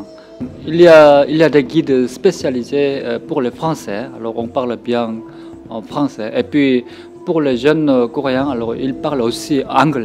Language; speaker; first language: French; non-native, fluent; Korean